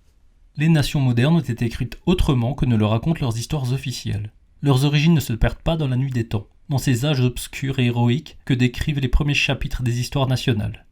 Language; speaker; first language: French; native; French